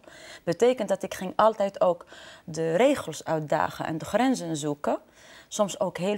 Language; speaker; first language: Dutch; non-native, fluent; Arabic